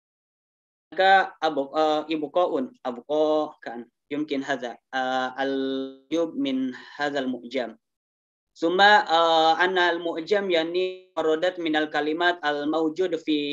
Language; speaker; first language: Arabic; non-native, learner; Indonesian